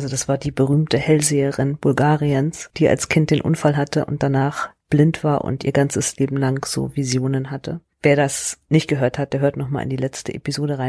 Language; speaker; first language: German; native; German